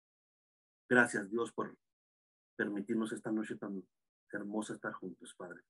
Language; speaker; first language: Spanish; native; Spanish